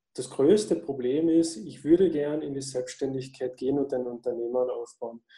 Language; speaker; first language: German; native; German